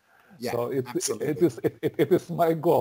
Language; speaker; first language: English; non-native, learner; Russian